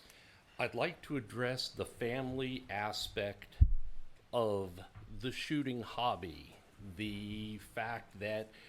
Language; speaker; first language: English; native; English